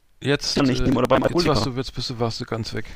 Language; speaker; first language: German; native; German